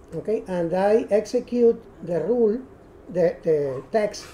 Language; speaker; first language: English; non-native, learner; Spanish